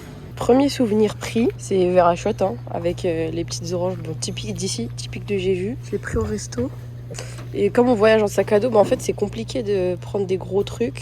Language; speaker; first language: French; native; French